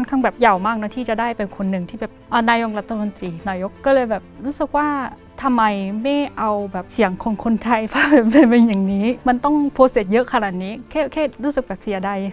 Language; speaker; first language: Thai; non-native, fluent; Korean